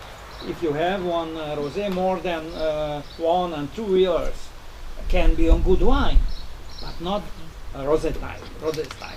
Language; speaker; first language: English; non-native, learner; Romanian